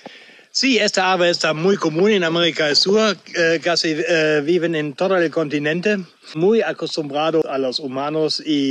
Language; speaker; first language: Spanish; non-native, local second language; German